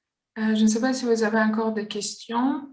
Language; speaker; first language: French; non-native, learner; Kurdish